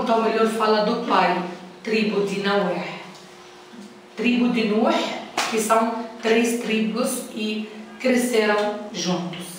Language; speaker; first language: Portuguese; non-native, learner; Arabic